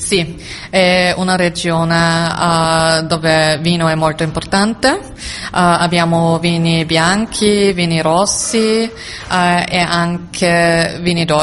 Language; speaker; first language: Italian; non-native, learner; German